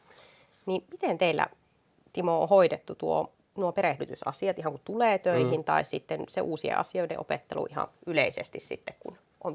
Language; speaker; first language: Finnish; native; Finnish